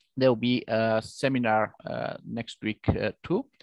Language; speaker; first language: English; non-native, fluent; Bulgarian